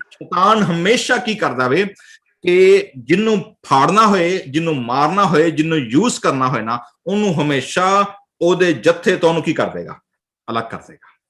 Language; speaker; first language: Urdu; non-native, local second language; Punjabi